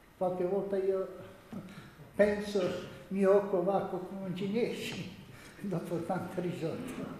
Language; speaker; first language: Italian; non-native, learner; Croatian